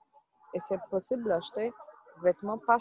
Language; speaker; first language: French; non-native, learner; Portuguese